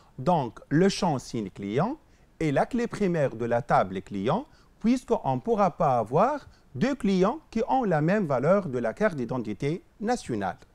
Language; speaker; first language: French; non-native, local second language; Arabic